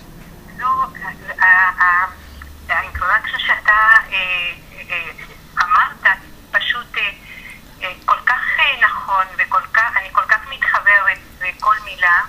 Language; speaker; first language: Hebrew; non-native, fluent; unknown